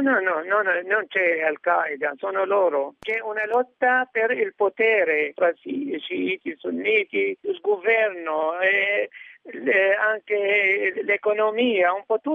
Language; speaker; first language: Italian; non-native, fluent; Arabic